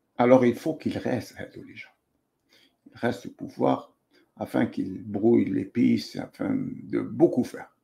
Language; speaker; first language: French; non-native, local second language; Arabic